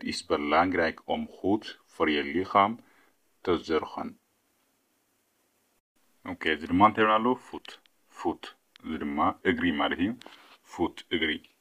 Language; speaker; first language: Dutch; non-native, fluent; Tigrinya